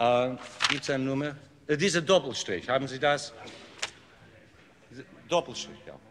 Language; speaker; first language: German; non-native, fluent; English